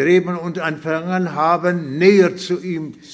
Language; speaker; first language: German; non-native, fluent; Russian